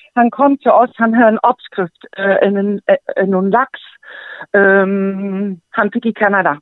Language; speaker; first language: Danish; non-native, fluent; German